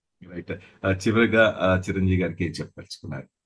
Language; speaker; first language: Telugu; native; Telugu